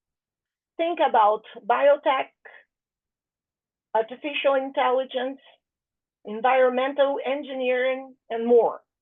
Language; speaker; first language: English; non-native, fluent; Portuguese